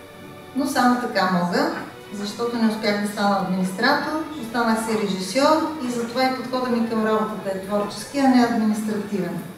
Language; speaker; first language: Bulgarian; native; Bulgarian